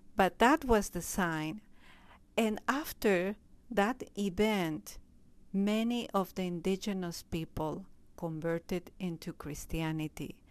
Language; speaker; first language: English; non-native, fluent; Spanish